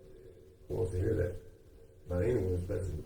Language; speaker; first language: English; native; English